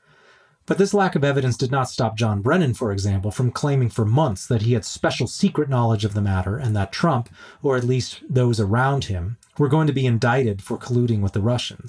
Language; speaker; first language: English; native; English